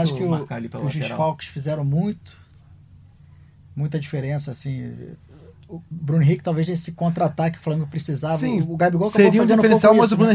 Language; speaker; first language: Portuguese; native; Portuguese